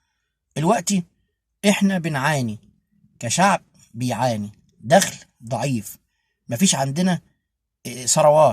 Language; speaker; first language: Arabic; native; Arabic